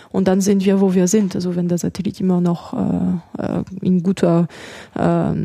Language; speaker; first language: German; non-native, fluent; French